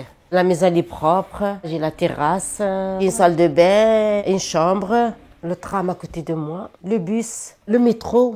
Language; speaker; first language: French; non-native, learner; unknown